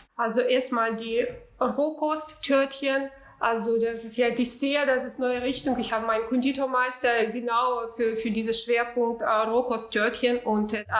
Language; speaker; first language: German; non-native, fluent; Russian